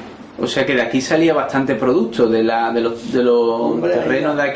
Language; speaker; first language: Spanish; native; Spanish